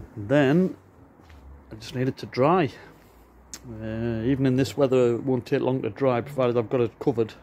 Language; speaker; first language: English; native; English